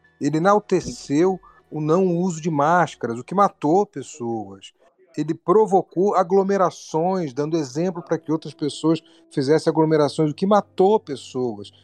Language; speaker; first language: Portuguese; native; Portuguese